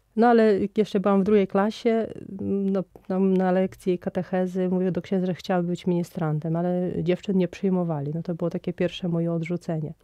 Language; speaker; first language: Polish; native; Polish